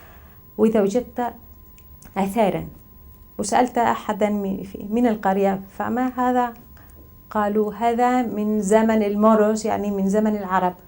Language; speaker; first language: Arabic; non-native, fluent; Spanish